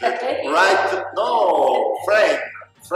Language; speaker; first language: English; non-native, learner; Italian